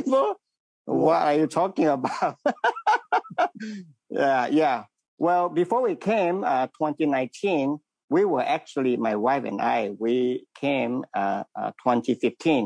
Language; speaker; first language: English; non-native, local second language; Min Nan Chinese